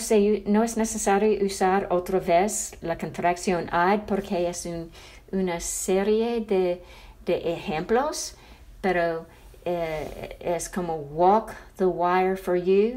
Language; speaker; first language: Spanish; non-native, fluent; English